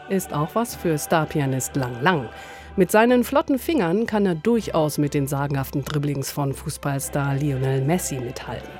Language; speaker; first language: German; native; German